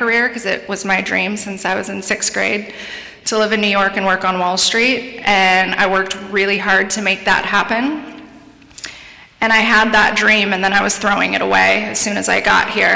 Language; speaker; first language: English; native; English